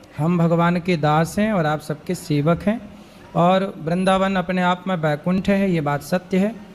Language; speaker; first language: Hindi; native; Hindi